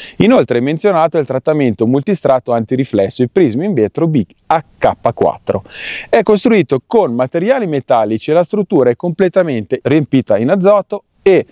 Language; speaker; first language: Italian; native; Italian